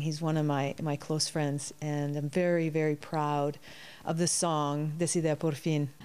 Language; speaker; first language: English; early bilingual, other home language; Spanish